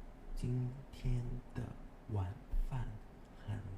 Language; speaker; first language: Chinese; non-native, learner; English